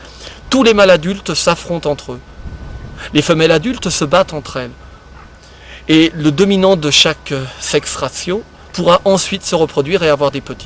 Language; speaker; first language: French; native; French